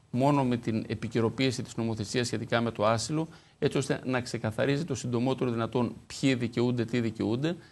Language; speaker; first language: Greek; native; Greek